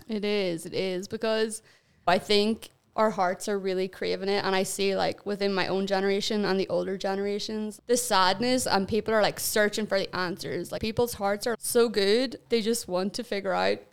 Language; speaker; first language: English; native; English